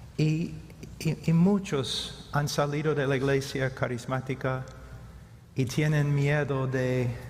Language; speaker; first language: Spanish; non-native, fluent; English